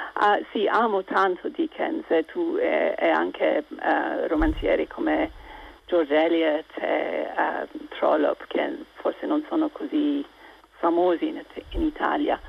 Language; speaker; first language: Italian; non-native, local second language; English